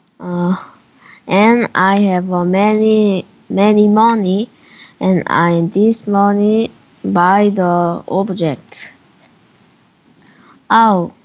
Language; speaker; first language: English; non-native, learner; Korean